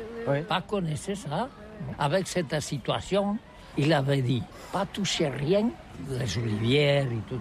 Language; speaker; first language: French; non-native, learner; Catalan